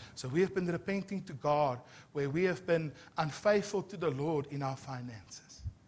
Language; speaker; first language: English; non-native, local second language; Afrikaans